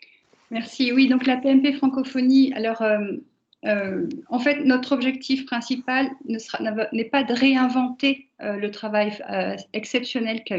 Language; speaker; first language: French; native; French